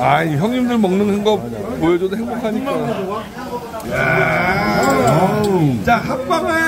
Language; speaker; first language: Korean; native; Korean